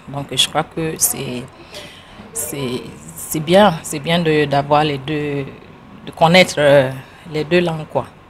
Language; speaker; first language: French; non-native, fluent; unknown